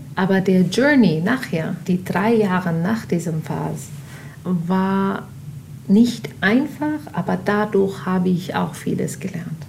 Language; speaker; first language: German; non-native, fluent; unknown